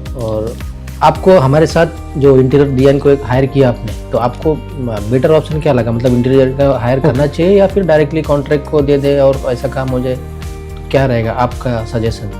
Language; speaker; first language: Hindi; non-native, local second language; Marathi